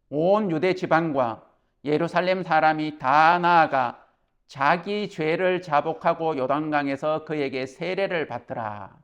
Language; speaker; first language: Korean; native; Korean